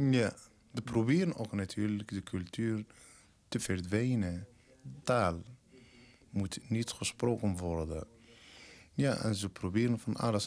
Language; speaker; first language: Dutch; non-native, learner; Berber languages